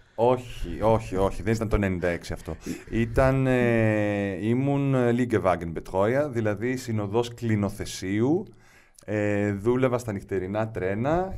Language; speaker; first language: Greek; native; Greek